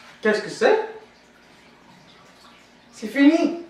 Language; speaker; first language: French; non-native, learner; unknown